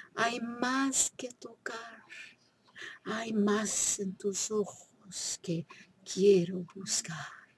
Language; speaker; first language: Spanish; non-native, fluent; English